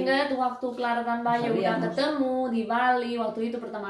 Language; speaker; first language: Indonesian; non-native, fluent; Spanish